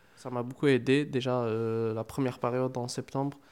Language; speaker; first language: French; non-native, local second language; Arabic